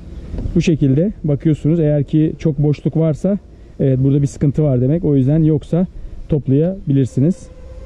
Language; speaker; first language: Turkish; native; Turkish